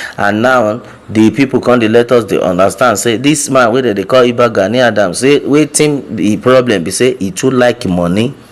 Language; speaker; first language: Nigerian Pidgin; non-native, local second language; Yoruba